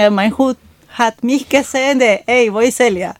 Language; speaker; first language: German; non-native, fluent; Spanish